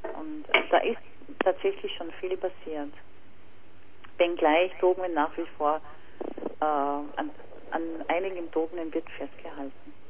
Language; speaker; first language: German; native; German